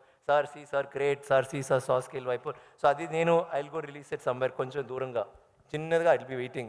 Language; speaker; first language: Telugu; non-native, learner; Tamil